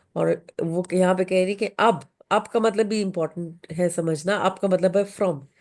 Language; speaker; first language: Urdu; native; Urdu